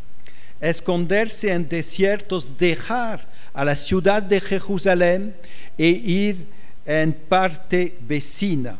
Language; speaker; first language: Spanish; non-native, fluent; French